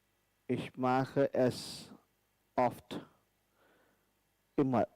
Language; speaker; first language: German; non-native, fluent; Hindi